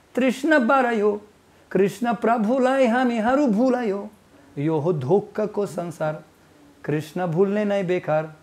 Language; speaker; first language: Nepali; non-native, fluent; Russian